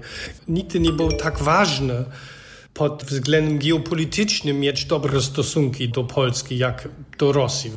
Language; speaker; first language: Polish; non-native, fluent; German